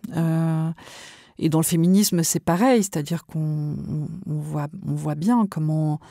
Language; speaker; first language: French; native; French